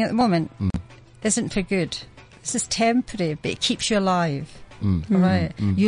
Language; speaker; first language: English; native; English